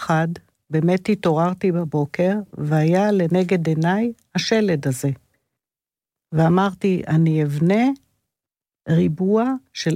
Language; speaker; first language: Hebrew; native; Hebrew